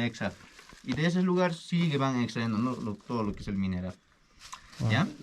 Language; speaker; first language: Spanish; native; Spanish